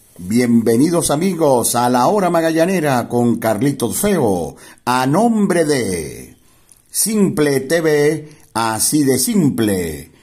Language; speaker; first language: Spanish; native; Spanish